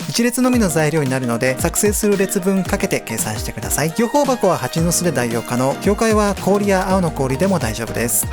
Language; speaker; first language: Japanese; native; Japanese